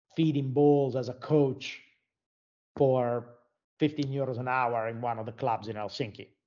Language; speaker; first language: English; non-native, fluent; Italian